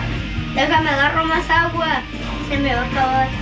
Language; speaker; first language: Spanish; native; Spanish